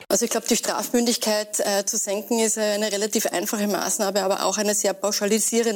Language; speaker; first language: German; native; German